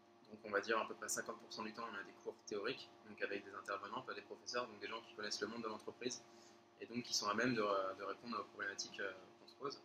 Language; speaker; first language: French; native; French